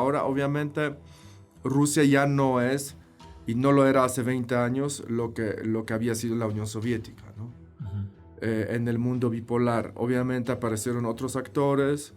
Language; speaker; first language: Spanish; non-native, fluent; Polish